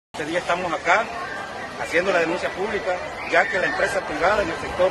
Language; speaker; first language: Spanish; native; Spanish